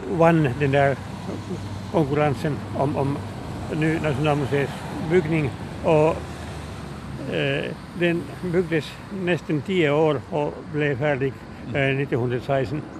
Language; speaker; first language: Norwegian; non-native, fluent; Finnish